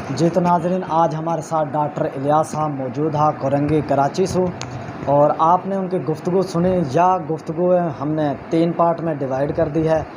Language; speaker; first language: Urdu; non-native, local second language; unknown